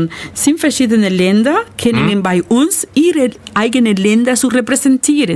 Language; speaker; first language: German; non-native, learner; Spanish